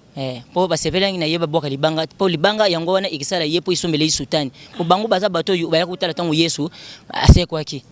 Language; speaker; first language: Lingala; non-native, local second language; Kituba (Democratic Republic of Congo)